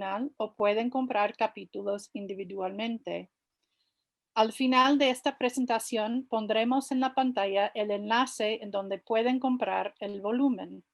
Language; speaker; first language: Spanish; non-native, fluent; English